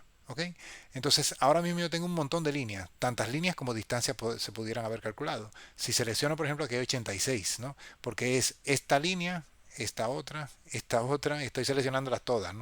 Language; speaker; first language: Spanish; native; Spanish